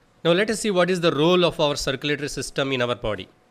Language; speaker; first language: English; non-native, local second language; Telugu